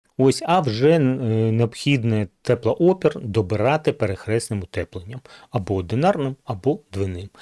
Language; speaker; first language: Ukrainian; non-native, local second language; Russian